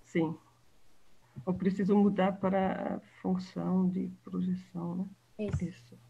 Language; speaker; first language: Portuguese; non-native, fluent; German